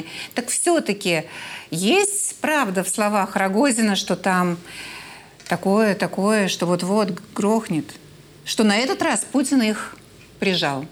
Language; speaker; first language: Russian; native; Russian